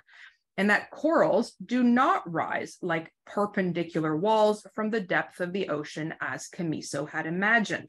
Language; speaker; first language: English; native; English